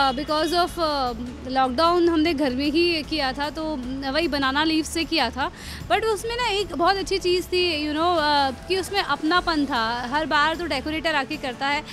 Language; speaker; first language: Hindi; native; Hindi